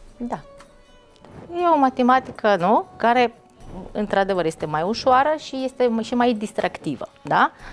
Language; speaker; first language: Romanian; non-native, fluent; Mongolian